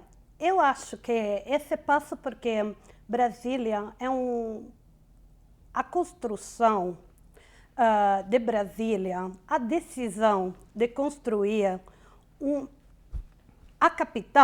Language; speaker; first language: Portuguese; non-native, fluent; Italian